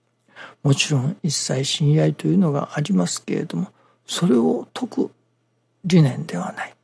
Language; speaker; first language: Japanese; native; Japanese